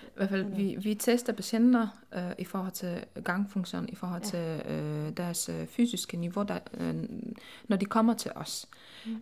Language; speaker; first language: Danish; non-native, fluent; Polish